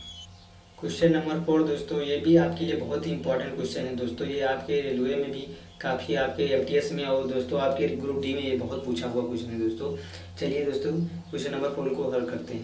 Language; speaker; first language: Hindi; native; Hindi